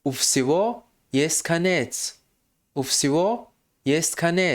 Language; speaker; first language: Russian; non-native, fluent; Tajik